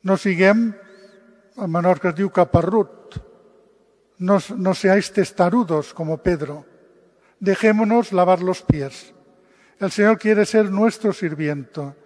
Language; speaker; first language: Spanish; non-native, local second language; Catalan